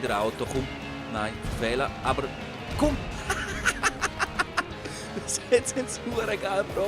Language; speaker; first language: German; native; German